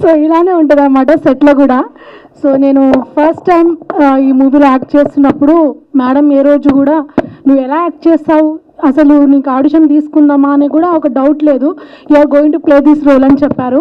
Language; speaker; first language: Telugu; native; Telugu